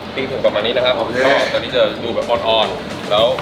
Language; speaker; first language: Thai; non-native, fluent; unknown